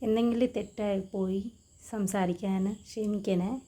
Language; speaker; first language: Malayalam; non-native, local second language; Bangla